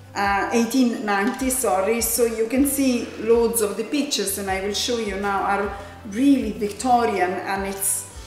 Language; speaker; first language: English; non-native, fluent; Italian